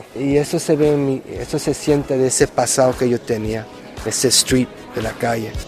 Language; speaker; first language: Spanish; early bilingual, heritage; Spanish